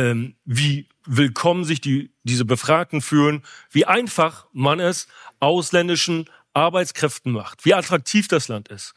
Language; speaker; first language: German; native; German